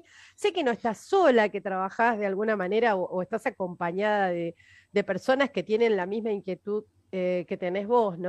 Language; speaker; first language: Spanish; native; Spanish